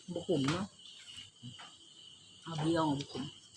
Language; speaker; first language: Thai; native; Thai